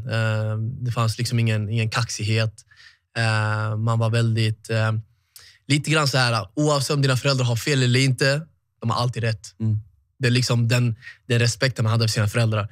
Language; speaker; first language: Swedish; early bilingual, other home language; Tigrinya